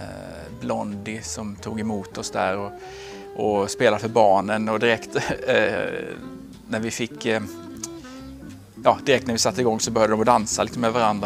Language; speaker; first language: Swedish; native; Swedish